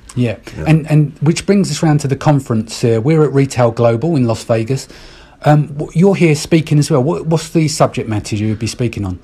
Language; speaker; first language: English; native; English